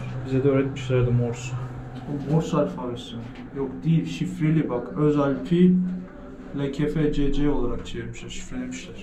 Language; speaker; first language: Turkish; native; Turkish